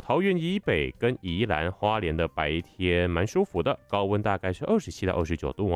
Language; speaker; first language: Chinese; native; Chinese